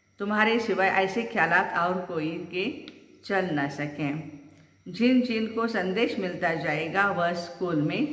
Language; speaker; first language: Hindi; non-native, local second language; Marathi